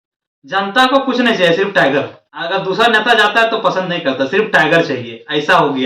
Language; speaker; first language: Hindi; native; Hindi